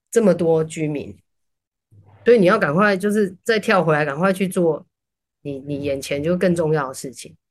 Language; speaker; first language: Chinese; native; Chinese